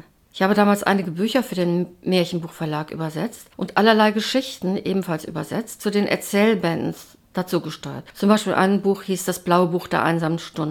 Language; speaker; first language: German; native; German